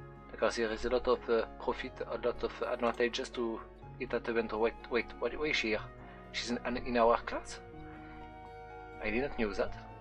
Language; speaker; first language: English; non-native, fluent; French